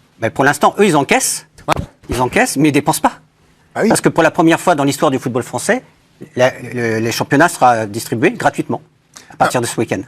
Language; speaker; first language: French; native; French